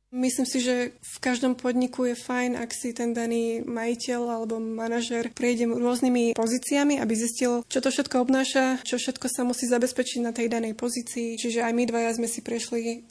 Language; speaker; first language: Slovak; native; Slovak